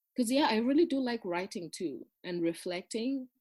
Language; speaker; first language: English; non-native, local second language; Zulu